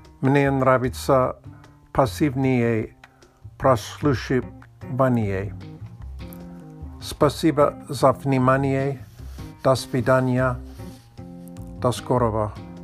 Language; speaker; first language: Russian; non-native, learner; Latvian